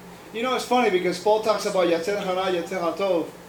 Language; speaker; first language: English; non-native, fluent; Spanish